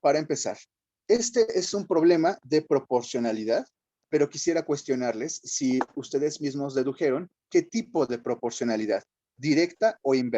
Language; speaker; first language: Spanish; native; Spanish